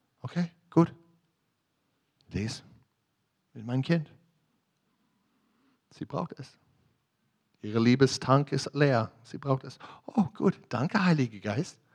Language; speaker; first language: German; non-native, fluent; English